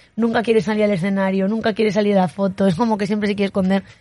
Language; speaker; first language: Spanish; native; Spanish